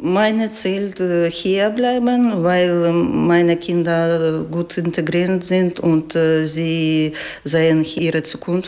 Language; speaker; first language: German; non-native, learner; Ukrainian